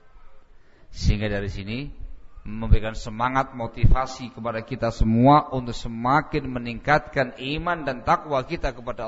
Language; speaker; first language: Indonesian; native; Indonesian